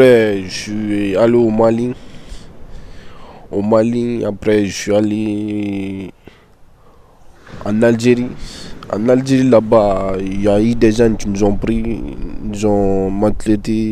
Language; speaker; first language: French; non-native, learner; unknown